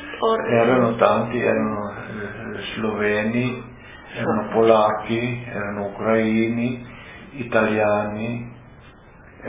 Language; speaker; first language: Italian; non-native, local second language; Slovenian